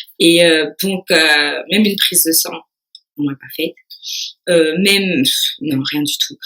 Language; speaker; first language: French; early bilingual, other home language; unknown